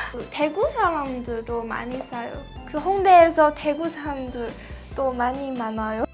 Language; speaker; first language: Korean; non-native, fluent; Chinese